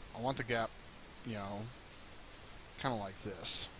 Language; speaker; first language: English; native; English